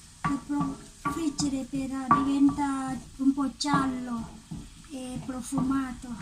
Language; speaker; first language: Italian; non-native, learner; Thai